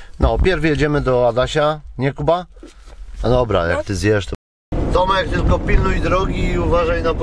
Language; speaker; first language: Polish; native; Polish